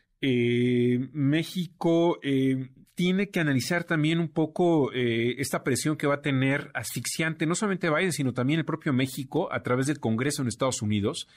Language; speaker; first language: Spanish; native; Spanish